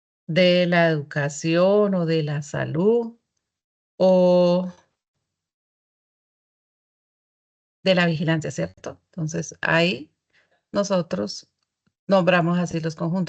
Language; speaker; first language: Spanish; native; Spanish